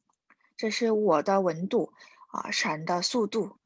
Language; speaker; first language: Chinese; non-native, fluent; Korean